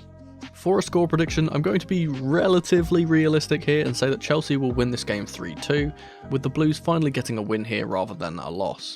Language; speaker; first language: English; native; English